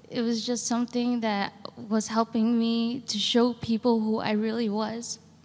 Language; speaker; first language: English; native; English